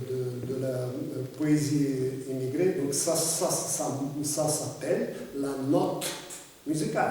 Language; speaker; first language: French; non-native, fluent; Russian